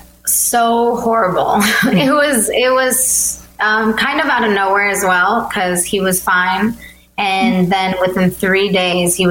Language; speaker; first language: English; early bilingual, other home language; Albanian